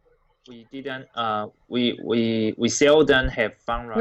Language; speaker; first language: English; non-native, learner; Chinese